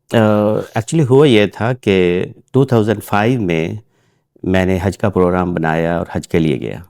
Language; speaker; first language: Urdu; native; Urdu